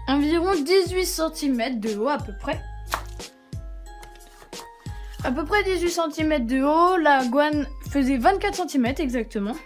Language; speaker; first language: French; native; French